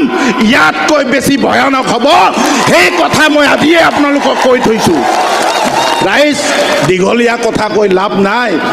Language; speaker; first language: Assamese; non-native, local second language; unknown